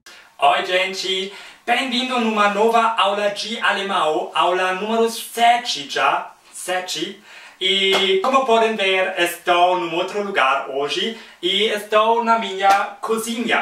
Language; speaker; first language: Portuguese; non-native, fluent; German